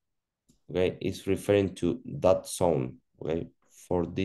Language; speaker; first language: English; non-native, learner; Spanish